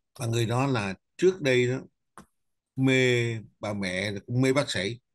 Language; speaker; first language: Vietnamese; native; Vietnamese